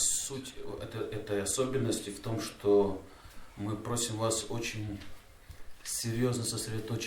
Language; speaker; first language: Russian; native; Russian